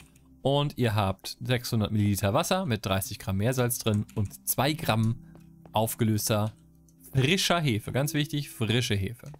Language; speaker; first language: German; native; German